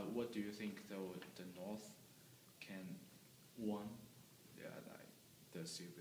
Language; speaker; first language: English; non-native, learner; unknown